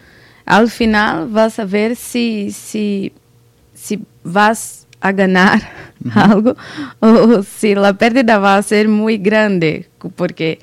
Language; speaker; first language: Spanish; non-native, learner; Portuguese